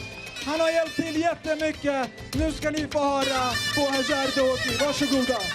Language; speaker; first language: Swedish; early bilingual, other home language; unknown